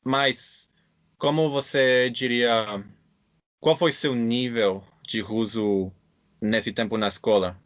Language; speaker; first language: Portuguese; non-native, fluent; English